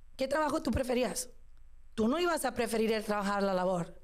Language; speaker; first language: Spanish; early bilingual, other home language; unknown